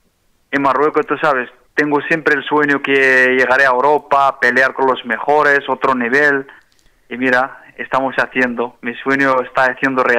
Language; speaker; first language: Spanish; non-native, fluent; Arabic